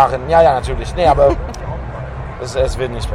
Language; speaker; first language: German; non-native, fluent; Italian